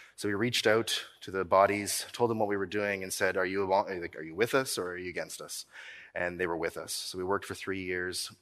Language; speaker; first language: English; native; English